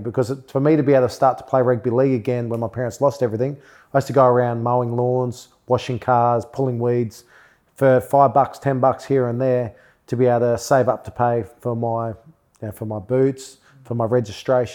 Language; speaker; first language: English; native; English